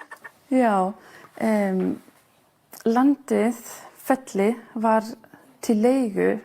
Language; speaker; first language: Icelandic; non-native, learner; Kalaallisut